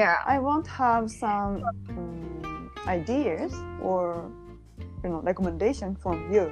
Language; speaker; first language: English; non-native, learner; Japanese